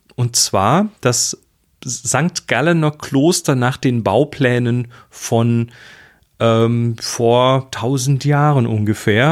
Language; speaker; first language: German; native; German